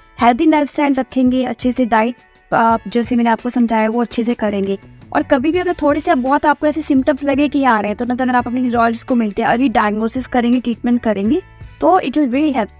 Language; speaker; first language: Hindi; native; Hindi